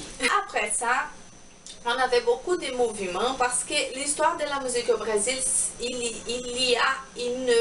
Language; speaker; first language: French; non-native, learner; Portuguese